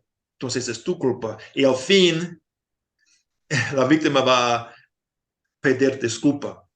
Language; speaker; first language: Spanish; non-native, fluent; English